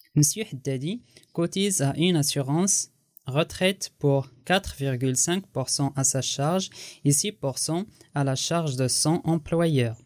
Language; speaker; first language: French; non-native, local second language; Arabic